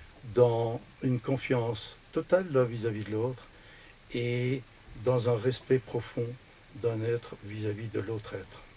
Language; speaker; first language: French; native; French